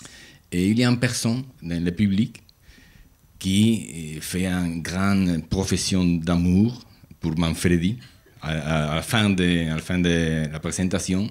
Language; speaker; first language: French; non-native, learner; Spanish